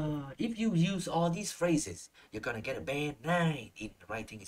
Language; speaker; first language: English; non-native, fluent; Vietnamese